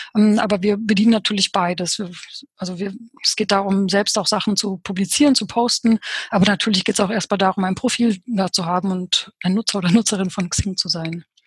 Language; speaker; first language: German; early bilingual, other home language; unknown